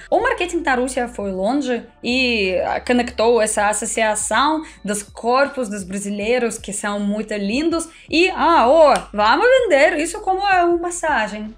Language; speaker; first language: Portuguese; non-native, fluent; Russian